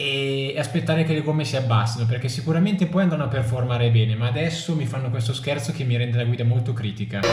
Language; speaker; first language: Italian; native; Italian